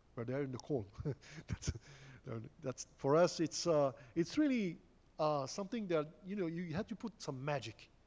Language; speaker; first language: English; non-native, fluent; French